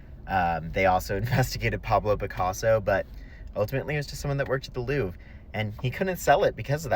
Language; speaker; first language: English; native; English